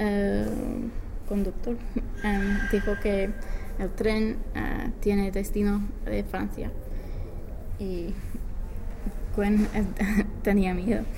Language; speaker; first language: Spanish; non-native, learner; English